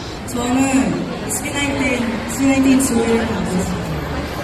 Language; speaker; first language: Korean; non-native, learner; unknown